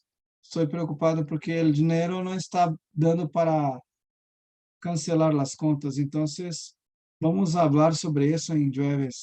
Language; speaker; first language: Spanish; non-native, learner; Portuguese